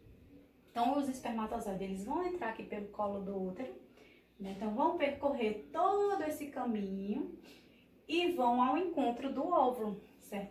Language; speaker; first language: Portuguese; native; Portuguese